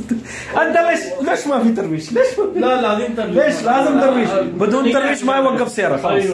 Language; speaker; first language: Arabic; non-native, learner; Urdu